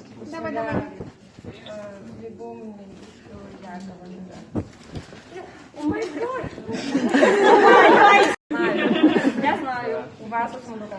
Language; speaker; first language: Russian; non-native, learner; Chinese